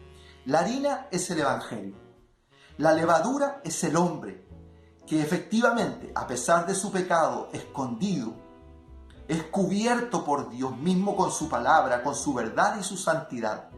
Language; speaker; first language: Spanish; native; Spanish